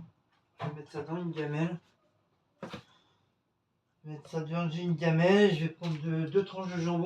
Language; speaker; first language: French; native; French